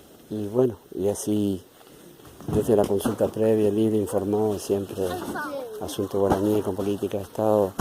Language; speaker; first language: Spanish; native; Spanish